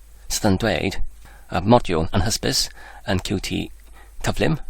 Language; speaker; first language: Welsh; non-native, learner; English